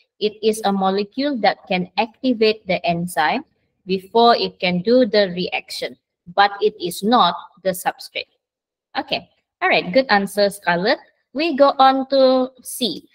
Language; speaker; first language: English; non-native, local second language; Malay